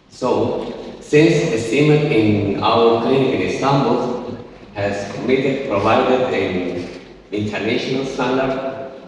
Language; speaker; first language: English; non-native, learner; Turkish